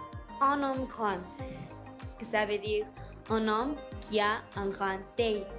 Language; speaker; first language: French; non-native, learner; Spanish